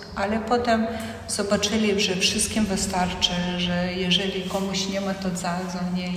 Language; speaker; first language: Polish; non-native, fluent; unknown